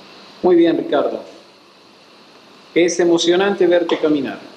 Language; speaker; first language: Spanish; native; Spanish